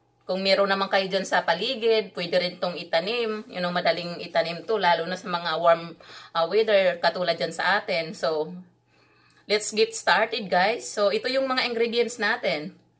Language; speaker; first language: Filipino; non-native, local second language; Cebuano